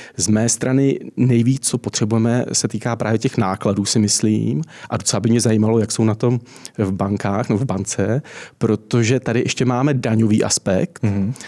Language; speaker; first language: Czech; native; Czech